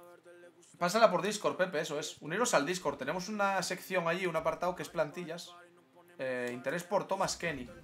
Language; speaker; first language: Spanish; native; Spanish